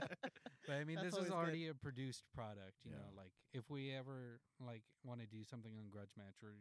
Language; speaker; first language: English; early bilingual, other home language; Spanish